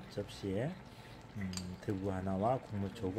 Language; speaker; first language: Korean; native; Korean